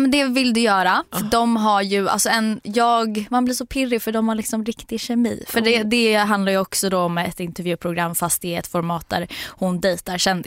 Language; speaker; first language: Swedish; native; Swedish